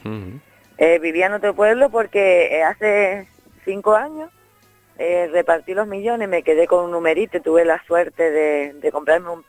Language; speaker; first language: Spanish; native; Spanish